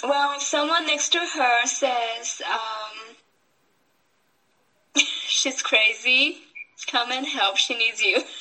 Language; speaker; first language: English; non-native, fluent; Chinese